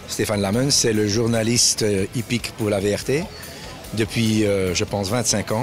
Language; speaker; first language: French; native; French